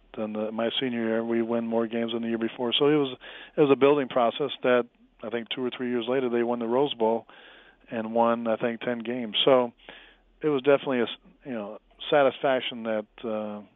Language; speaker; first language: English; native; English